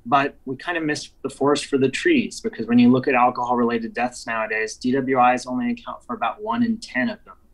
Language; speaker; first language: English; native; English